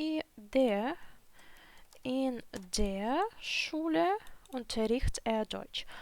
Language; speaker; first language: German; non-native, fluent; Ukrainian